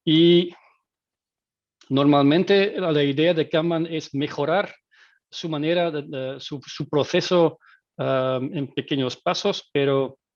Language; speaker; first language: Spanish; non-native, fluent; Dutch